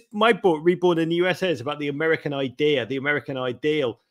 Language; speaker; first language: English; native; English